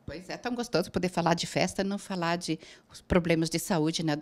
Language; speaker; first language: Portuguese; native; Portuguese